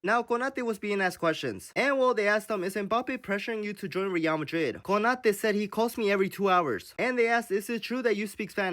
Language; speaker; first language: English; native; English